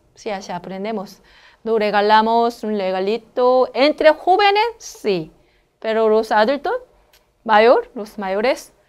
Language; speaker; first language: Spanish; non-native, learner; Korean